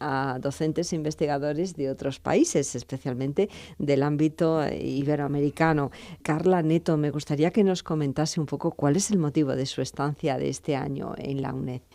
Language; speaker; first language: Spanish; native; Spanish